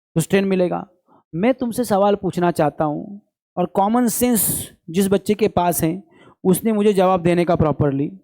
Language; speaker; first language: Hindi; non-native, local second language; Marathi